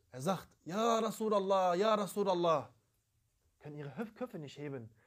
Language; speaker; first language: German; early bilingual, other home language; Turkish